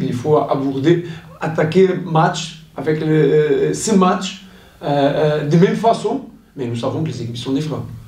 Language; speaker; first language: French; non-native, learner; Portuguese